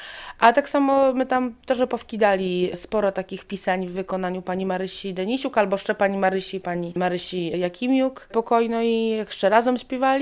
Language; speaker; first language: Polish; non-native, local second language; Ukrainian